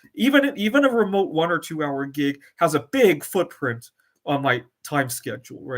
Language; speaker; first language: English; native; English